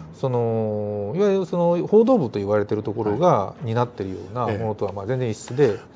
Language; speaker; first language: Japanese; native; Japanese